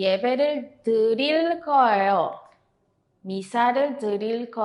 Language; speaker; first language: Korean; non-native, learner; Spanish